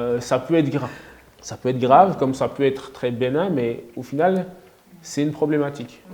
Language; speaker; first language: French; native; French